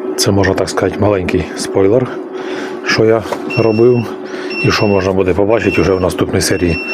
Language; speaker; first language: Ukrainian; native; Ukrainian